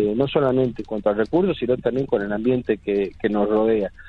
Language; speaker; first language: Spanish; native; Spanish